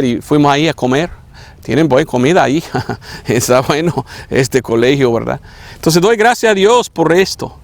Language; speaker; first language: Spanish; non-native, fluent; English